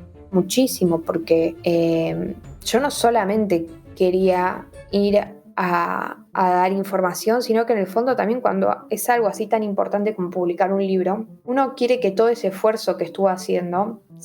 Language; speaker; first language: Spanish; native; Spanish